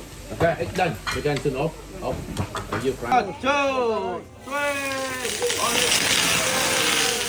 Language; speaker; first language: English; non-native, learner; Vietnamese